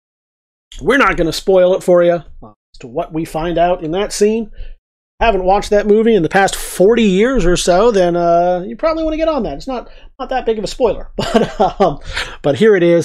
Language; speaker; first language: English; native; English